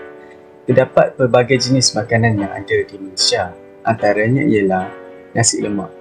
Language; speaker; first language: Malay; native; Malay